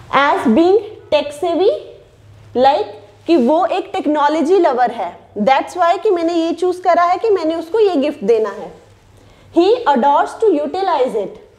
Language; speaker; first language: Hindi; native; Hindi